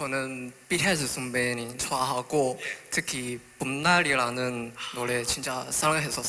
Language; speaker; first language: Korean; non-native, learner; Chinese